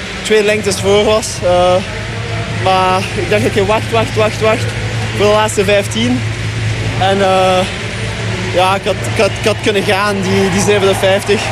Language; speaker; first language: Dutch; non-native, local second language; French